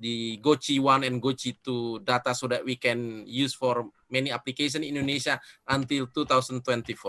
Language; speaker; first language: English; non-native, fluent; Indonesian